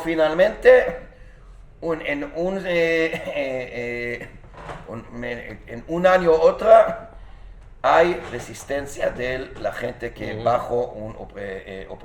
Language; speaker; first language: Spanish; non-native, fluent; Hebrew